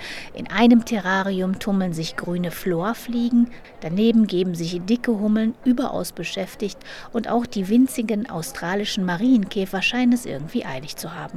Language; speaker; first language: German; native; German